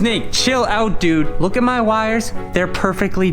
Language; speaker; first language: English; native; English